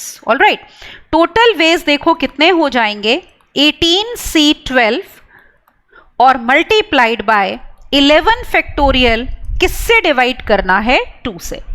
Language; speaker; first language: Hindi; native; Hindi